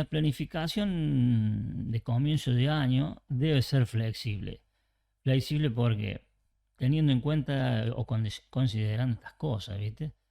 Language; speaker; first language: Spanish; native; Spanish